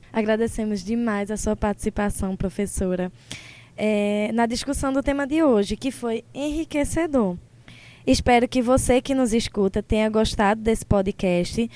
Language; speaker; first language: Portuguese; native; Portuguese